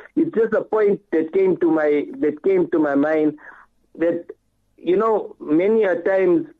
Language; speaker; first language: English; native; English